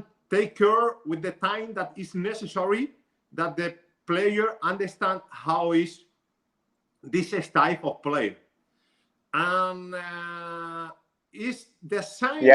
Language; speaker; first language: English; non-native, learner; Spanish